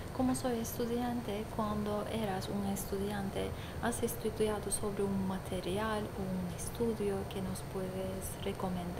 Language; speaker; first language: Spanish; non-native, learner; Turkish